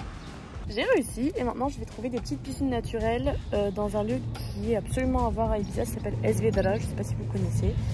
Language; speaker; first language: French; native; French